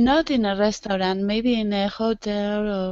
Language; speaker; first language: English; non-native, learner; Spanish